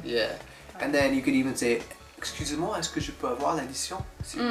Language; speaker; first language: French; non-native, fluent; English